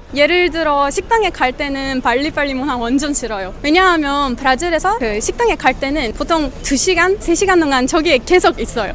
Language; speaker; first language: Korean; non-native, learner; Portuguese